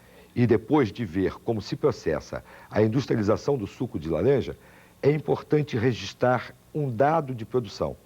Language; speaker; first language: Portuguese; native; Portuguese